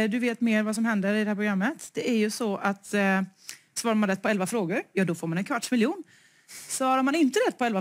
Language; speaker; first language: Swedish; native; Swedish